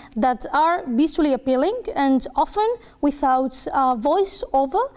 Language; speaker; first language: English; non-native, fluent; Spanish